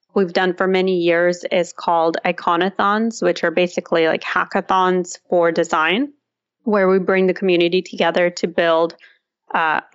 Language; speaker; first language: English; early bilingual, other home language; Russian